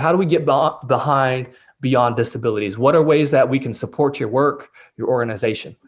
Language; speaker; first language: English; native; English